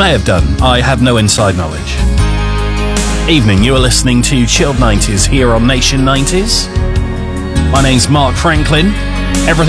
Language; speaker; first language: English; native; English